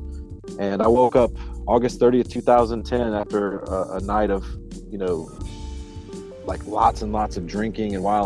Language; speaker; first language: English; native; English